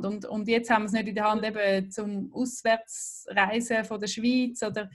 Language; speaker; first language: German; native; German